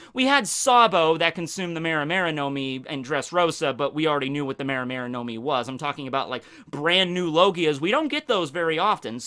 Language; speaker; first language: English; native; English